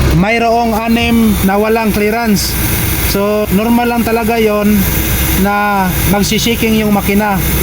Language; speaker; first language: Filipino; non-native, local second language; Cebuano